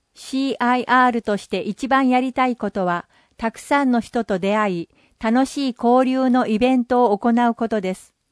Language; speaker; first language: Japanese; non-native, fluent; English